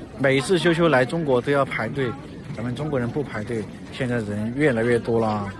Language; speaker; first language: Chinese; native; Chinese